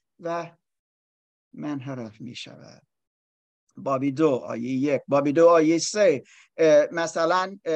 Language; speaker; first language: Persian; non-native, learner; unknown